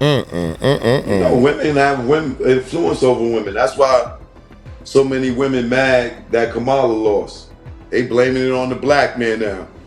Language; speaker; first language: English; native; English